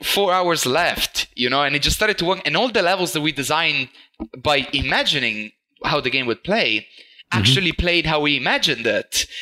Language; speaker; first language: English; non-native, fluent; Italian